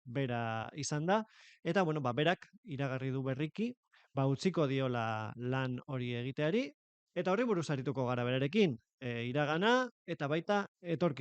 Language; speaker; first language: Basque; native; Basque